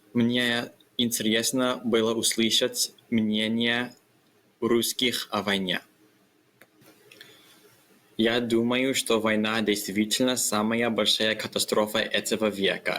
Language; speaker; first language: Russian; non-native, learner; English